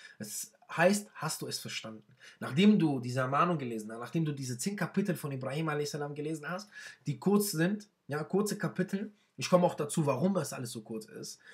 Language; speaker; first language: German; non-native, fluent; Arabic